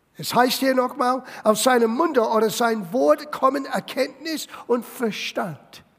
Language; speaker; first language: German; non-native, fluent; English